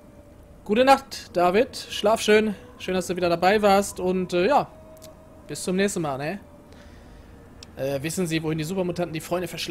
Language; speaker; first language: German; native; German